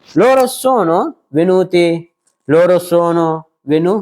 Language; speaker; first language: Italian; non-native, fluent; Sinhala